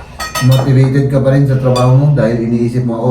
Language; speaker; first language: Filipino; native; Filipino